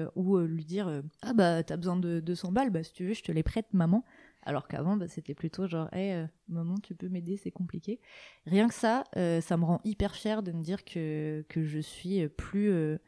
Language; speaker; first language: French; native; French